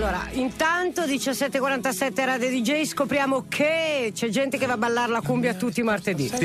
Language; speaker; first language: Italian; native; Italian